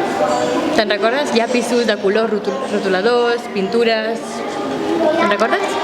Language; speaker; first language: Catalan; native; Catalan